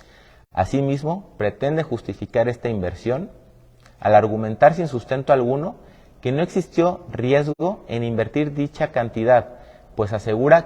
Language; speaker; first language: Spanish; native; Spanish